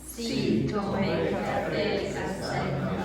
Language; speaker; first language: Spanish; non-native, learner; English